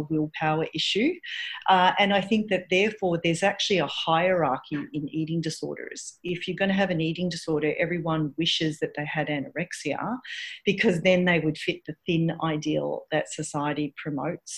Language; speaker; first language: English; native; English